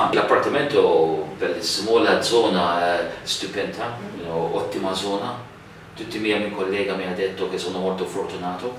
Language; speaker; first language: Italian; non-native, learner; English